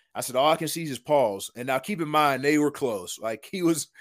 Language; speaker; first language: English; native; English